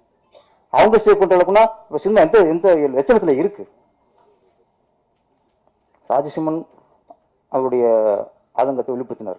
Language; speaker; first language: Tamil; native; Tamil